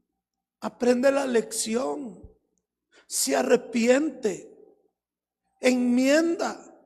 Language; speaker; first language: Spanish; native; Spanish